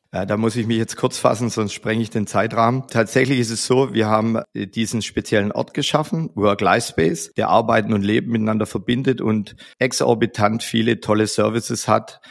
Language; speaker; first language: German; native; German